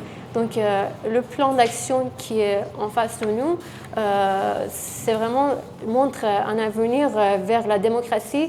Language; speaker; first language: French; non-native, fluent; Persian